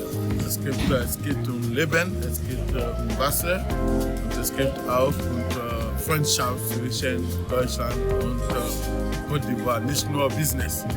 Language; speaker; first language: German; non-native, fluent; French